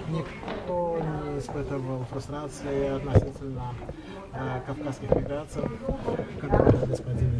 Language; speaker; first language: Russian; non-native, local second language; Azerbaijani